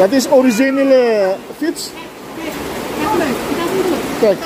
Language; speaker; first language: Dutch; non-native, learner; Indonesian